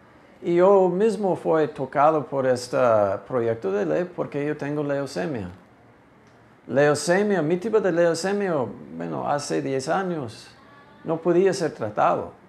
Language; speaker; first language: Spanish; non-native, fluent; English